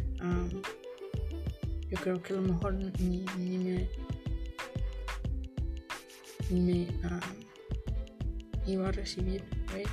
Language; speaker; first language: Spanish; early bilingual, heritage; Spanish